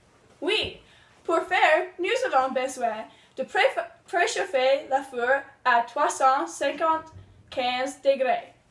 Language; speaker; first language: French; non-native, learner; English